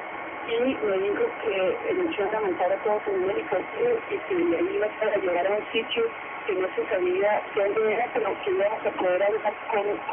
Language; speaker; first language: Spanish; native; Spanish